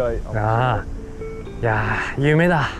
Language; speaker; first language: Japanese; native; Japanese